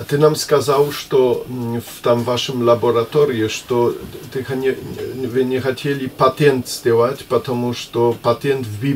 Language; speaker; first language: Russian; non-native, learner; German